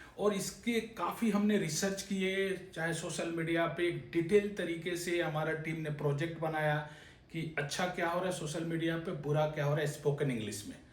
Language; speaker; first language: Hindi; native; Hindi